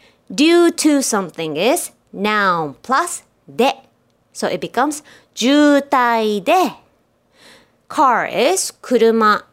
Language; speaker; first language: English; non-native, fluent; Japanese